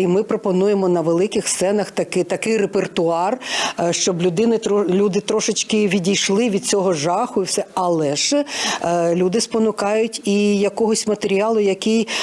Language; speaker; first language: Ukrainian; native; Ukrainian